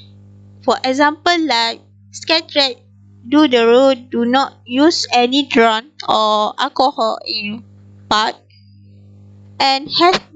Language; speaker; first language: English; non-native, local second language; Malay